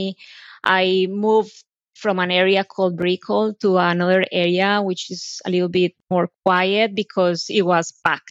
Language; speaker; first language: English; non-native, fluent; Spanish